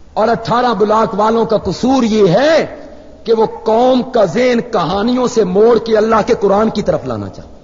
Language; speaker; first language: Urdu; non-native, local second language; Punjabi